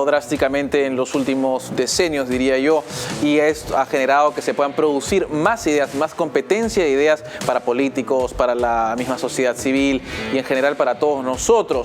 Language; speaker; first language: Spanish; native; Spanish